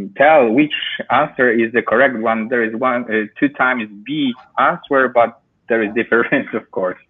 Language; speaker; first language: English; non-native, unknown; Polish